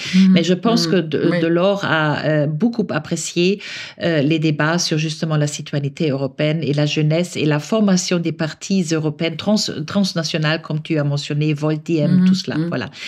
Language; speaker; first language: French; non-native, fluent; German